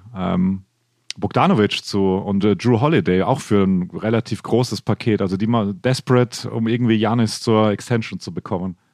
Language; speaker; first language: German; native; German